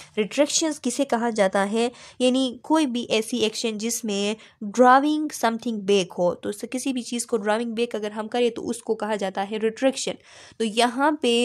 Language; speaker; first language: Urdu; non-native, local second language; Pashto